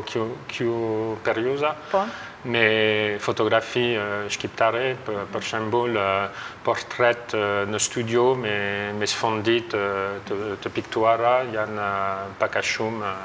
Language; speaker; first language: Albanian; non-native, learner; French